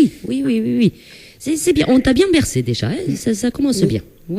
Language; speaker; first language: French; native; French